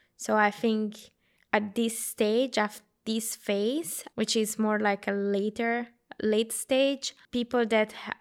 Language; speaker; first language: English; non-native, fluent; Italian